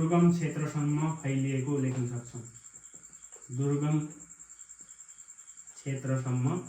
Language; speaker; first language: Nepali; native; Nepali